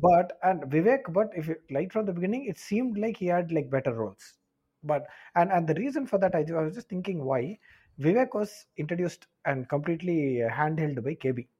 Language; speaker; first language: English; non-native, local second language; Tamil